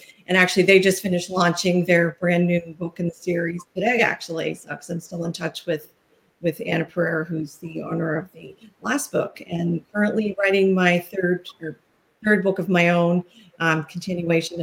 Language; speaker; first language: English; native; English